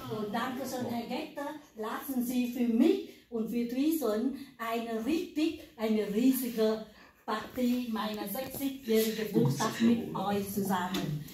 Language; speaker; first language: German; non-native, learner; Vietnamese